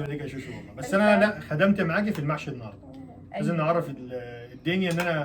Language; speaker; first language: Arabic; native; Arabic